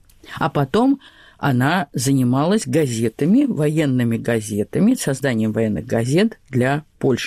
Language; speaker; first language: Russian; native; Russian